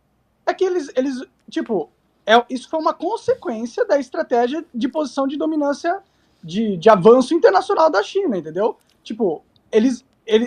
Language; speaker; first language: Portuguese; native; Portuguese